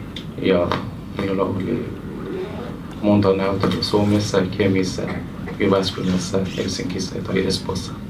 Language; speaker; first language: Finnish; non-native, learner; Persian